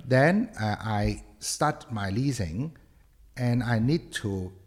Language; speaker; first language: English; non-native, local second language; Cantonese